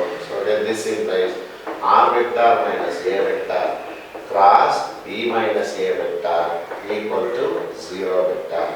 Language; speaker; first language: English; non-native, local second language; Tamil